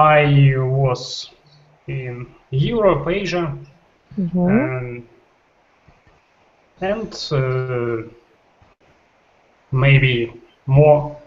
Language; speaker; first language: English; non-native, learner; Russian